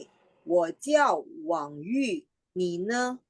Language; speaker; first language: Chinese; non-native, fluent; Filipino